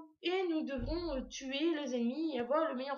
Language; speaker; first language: French; native; French